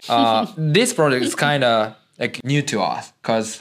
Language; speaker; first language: English; non-native, learner; Japanese